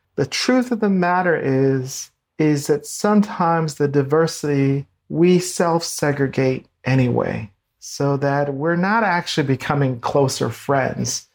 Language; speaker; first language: English; native; English